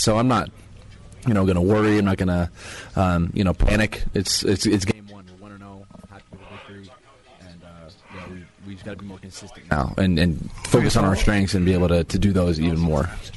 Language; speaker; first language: English; native; English